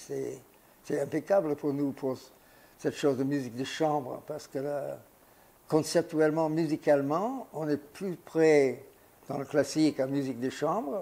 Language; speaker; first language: French; non-native, fluent; English